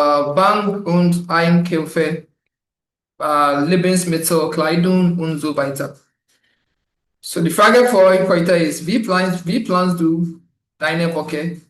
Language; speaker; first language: German; non-native, fluent; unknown